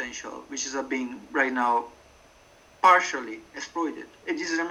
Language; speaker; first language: English; non-native, fluent; Italian